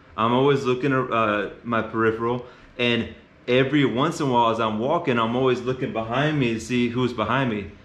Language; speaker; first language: English; native; English